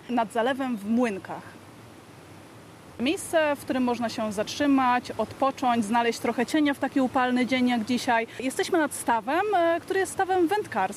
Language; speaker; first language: Polish; native; Polish